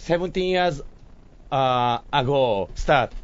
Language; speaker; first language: English; non-native, learner; Japanese